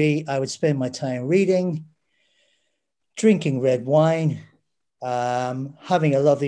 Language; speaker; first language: English; native; English